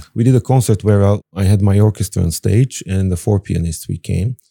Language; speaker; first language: English; non-native, fluent; Bulgarian